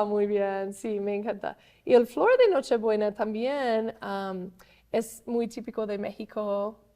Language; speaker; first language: Spanish; non-native, fluent; English